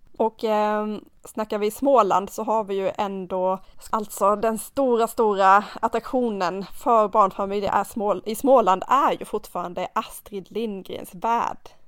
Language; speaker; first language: Swedish; native; Swedish